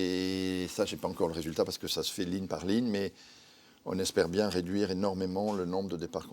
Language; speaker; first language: French; native; French